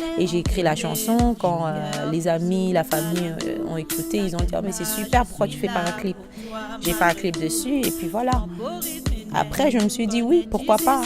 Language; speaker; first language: French; non-native, local second language; Lingala